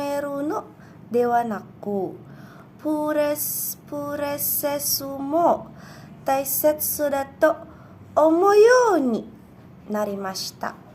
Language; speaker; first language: Japanese; non-native, learner; Indonesian